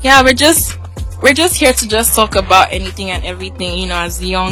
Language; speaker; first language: English; non-native, local second language; Igbo